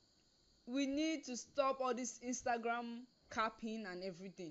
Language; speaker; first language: English; non-native, local second language; Yoruba